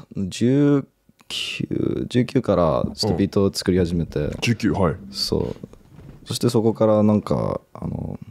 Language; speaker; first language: Japanese; early bilingual, heritage; English